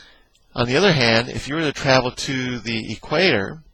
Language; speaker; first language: English; native; English